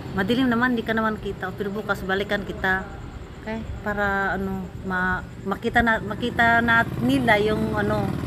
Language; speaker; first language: Filipino; non-native, local second language; Cebuano